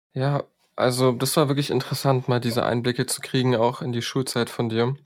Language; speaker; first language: German; native; German